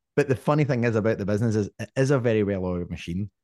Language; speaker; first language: English; native; English